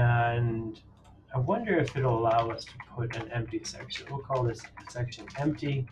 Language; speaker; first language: English; native; English